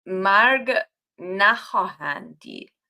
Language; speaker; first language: Persian; non-native, learner; English